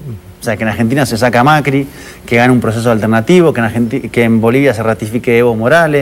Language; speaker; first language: Spanish; native; Spanish